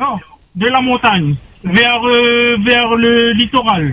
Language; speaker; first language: French; non-native, local second language; Réunion Creole French